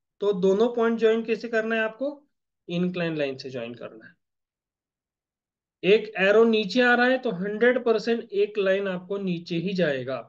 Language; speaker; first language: Hindi; non-native, local second language; Marathi